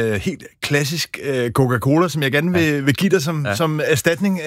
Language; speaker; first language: Danish; native; Danish